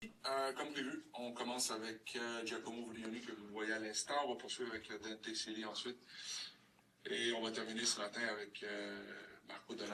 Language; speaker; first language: French; native; French